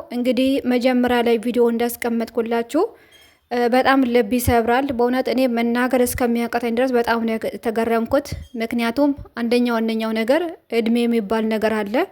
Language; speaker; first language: Amharic; native; Amharic